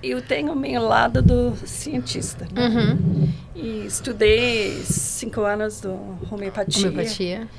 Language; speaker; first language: Portuguese; non-native, fluent; English